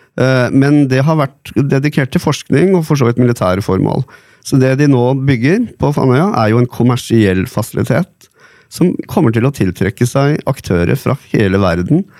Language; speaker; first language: Norwegian; native; Norwegian